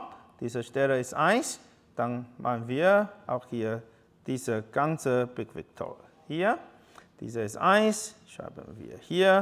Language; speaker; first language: German; non-native, learner; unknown